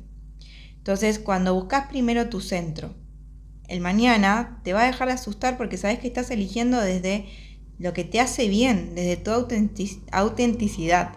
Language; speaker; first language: Spanish; native; Spanish